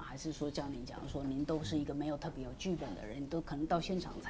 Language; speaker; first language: Chinese; native; Chinese